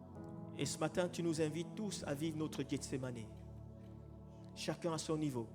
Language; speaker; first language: French; native; French